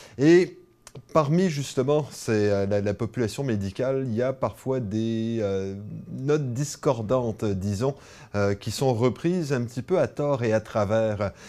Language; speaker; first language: French; native; French